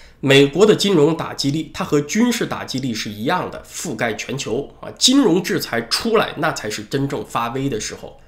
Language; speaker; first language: Chinese; native; Chinese